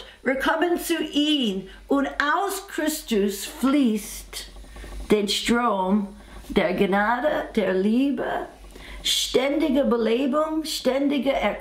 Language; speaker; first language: German; non-native, fluent; English